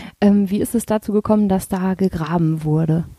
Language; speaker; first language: German; native; German